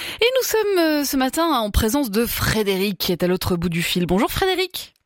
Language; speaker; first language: French; native; French